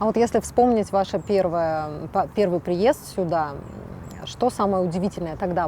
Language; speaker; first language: Russian; native; Russian